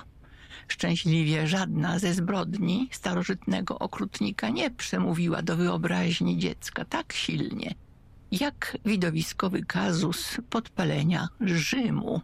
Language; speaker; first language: Polish; native; Polish